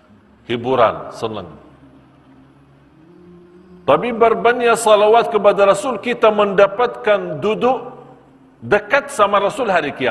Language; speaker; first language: Indonesian; non-native, fluent; Arabic